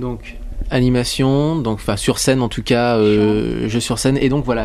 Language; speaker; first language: French; native; French